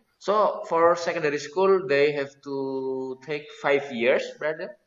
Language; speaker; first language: English; non-native, learner; Indonesian